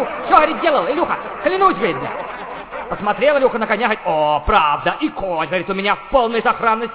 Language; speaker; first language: Russian; native; Russian